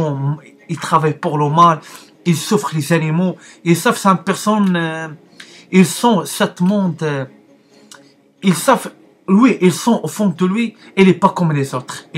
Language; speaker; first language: French; non-native, learner; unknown